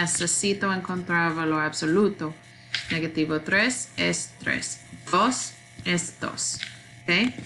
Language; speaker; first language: Spanish; non-native, learner; English